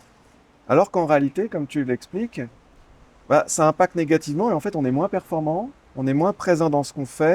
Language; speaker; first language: French; native; French